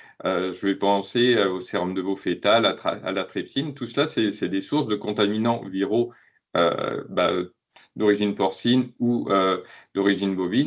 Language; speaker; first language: French; native; French